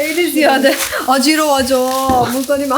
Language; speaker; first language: Korean; non-native, learner; Persian